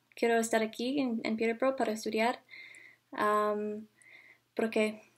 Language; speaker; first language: Spanish; non-native, learner; English